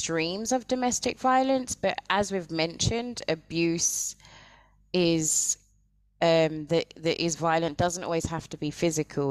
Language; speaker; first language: English; native; English